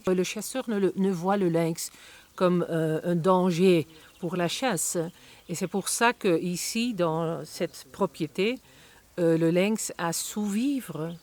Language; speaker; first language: French; non-native, learner; Spanish